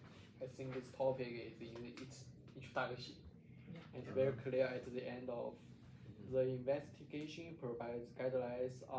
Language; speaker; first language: English; non-native, learner; Chinese